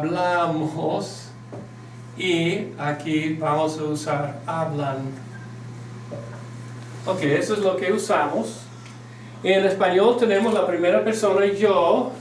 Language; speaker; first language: Spanish; non-native, fluent; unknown